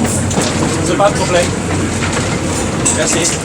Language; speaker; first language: French; non-native, learner; German